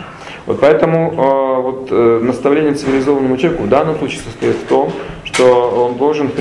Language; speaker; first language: Russian; native; Russian